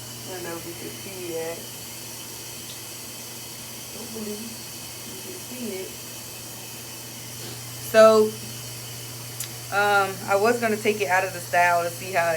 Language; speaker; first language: English; native; English